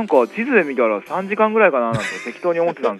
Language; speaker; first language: Japanese; native; Japanese